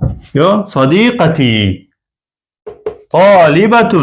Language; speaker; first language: Arabic; non-native, fluent; Persian